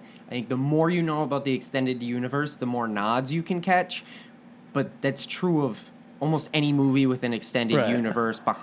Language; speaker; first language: English; native; English